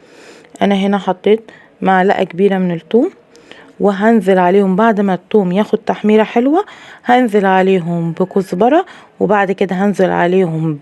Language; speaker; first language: Arabic; native; Arabic